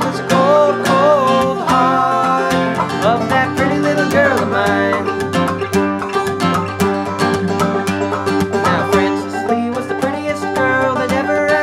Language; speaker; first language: English; native; English